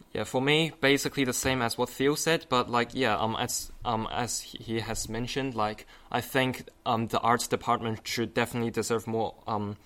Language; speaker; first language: English; non-native, fluent; Chinese